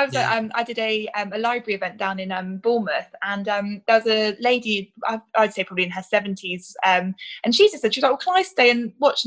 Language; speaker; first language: English; native; English